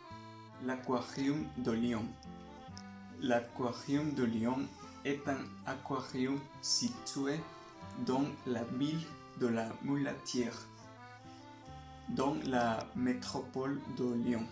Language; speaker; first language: French; non-native, learner; Spanish